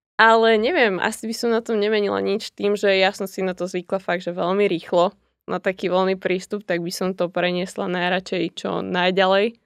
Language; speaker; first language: Slovak; native; Slovak